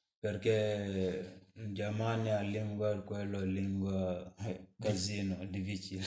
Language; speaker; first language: Italian; non-native, learner; Mandingo